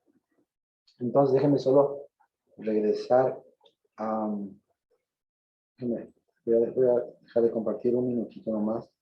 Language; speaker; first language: Spanish; native; Spanish